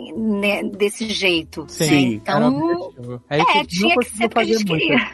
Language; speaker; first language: Portuguese; native; Portuguese